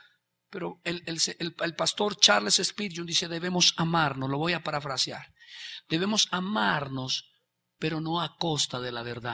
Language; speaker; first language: Spanish; native; Spanish